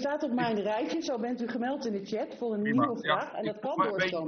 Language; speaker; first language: Dutch; native; Dutch